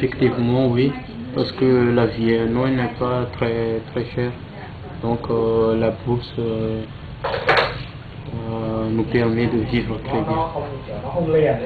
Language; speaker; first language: French; non-native, local second language; Malagasy